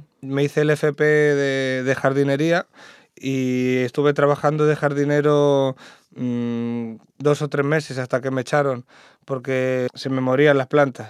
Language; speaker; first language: Spanish; native; Spanish